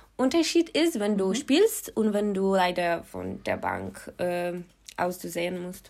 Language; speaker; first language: German; non-native, learner; Polish